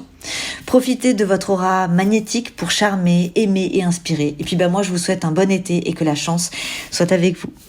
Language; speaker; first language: French; native; French